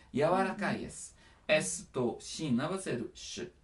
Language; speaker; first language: Japanese; non-native, learner; Italian